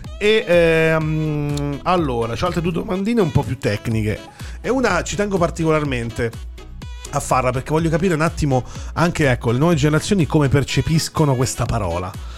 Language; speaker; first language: Italian; native; Italian